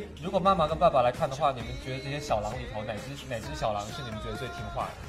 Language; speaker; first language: Chinese; native; Chinese